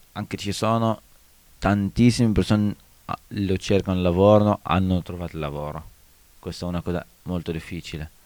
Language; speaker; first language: Italian; non-native, learner; Arabic